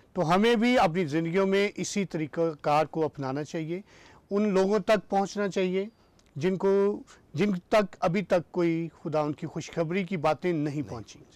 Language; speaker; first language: Urdu; non-native, local second language; Punjabi